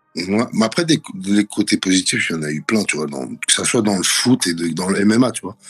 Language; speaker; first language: French; native; French